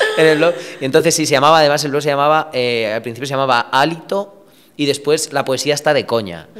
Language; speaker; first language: Spanish; early bilingual, other home language; Romanian